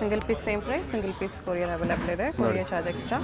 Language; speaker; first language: Kannada; native; Kannada